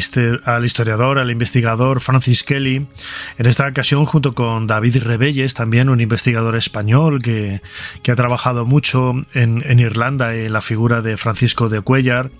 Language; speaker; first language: Spanish; native; Spanish